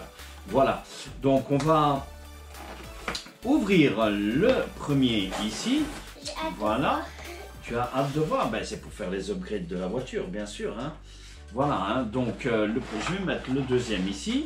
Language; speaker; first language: French; native; French